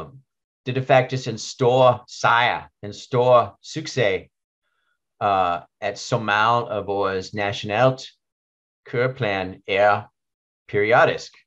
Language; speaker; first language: Danish; non-native, learner; English